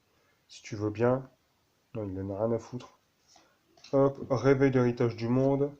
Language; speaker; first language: French; native; French